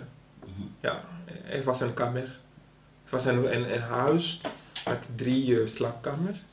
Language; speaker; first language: Dutch; non-native, local second language; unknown